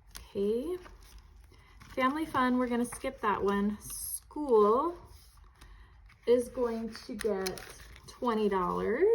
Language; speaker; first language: English; native; English